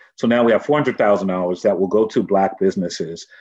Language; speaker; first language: English; native; English